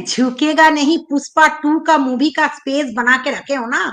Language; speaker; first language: Hindi; non-native, local second language; Bangla